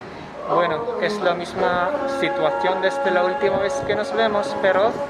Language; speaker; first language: Spanish; non-native, fluent; Filipino